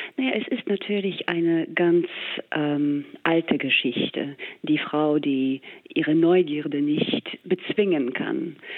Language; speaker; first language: German; non-native, fluent; English